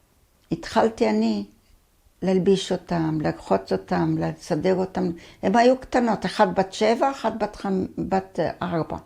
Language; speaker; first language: Hebrew; early bilingual, other home language; Arabic